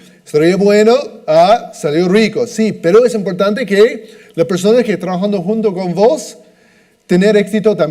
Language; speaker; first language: Spanish; non-native, fluent; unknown